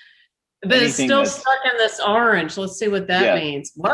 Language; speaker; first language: English; native; English